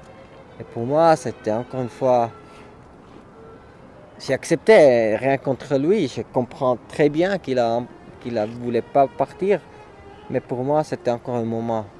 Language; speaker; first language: French; non-native, local second language; German